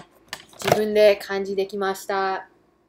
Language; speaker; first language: Japanese; early bilingual, heritage; English